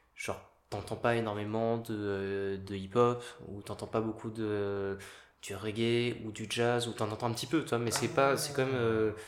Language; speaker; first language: French; native; French